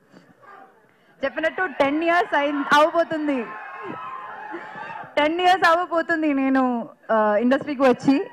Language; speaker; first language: Telugu; non-native, fluent; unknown